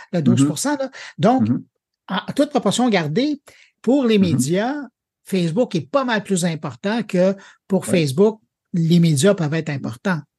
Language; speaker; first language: French; native; French